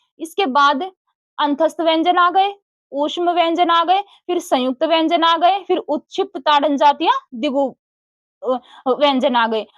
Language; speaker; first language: Hindi; native; Hindi